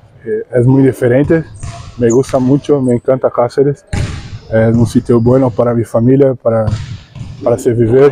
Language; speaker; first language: Spanish; non-native, learner; Portuguese